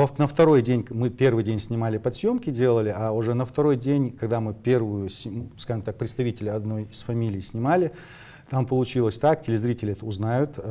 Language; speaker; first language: Russian; non-native, local second language; Ingush